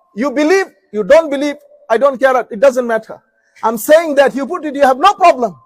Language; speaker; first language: English; non-native, local second language; Bangla